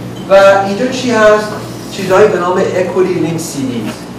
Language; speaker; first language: Persian; early bilingual, other home language; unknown